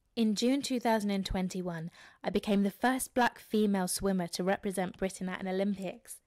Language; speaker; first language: English; native; English